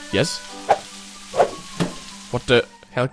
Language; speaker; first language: English; non-native, fluent; German